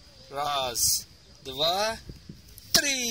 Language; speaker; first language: Russian; non-native, learner; Turkish